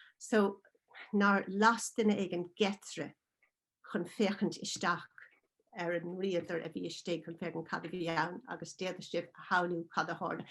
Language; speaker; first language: Irish; non-native, local second language; English